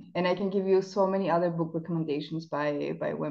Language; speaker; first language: English; non-native, fluent; Spanish